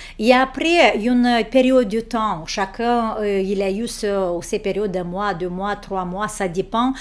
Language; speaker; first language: French; non-native, fluent; Romanian